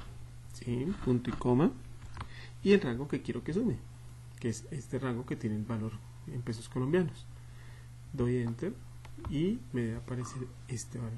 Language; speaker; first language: Spanish; native; Spanish